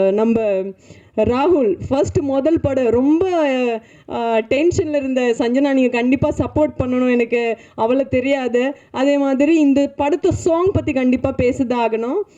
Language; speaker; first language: Tamil; non-native, learner; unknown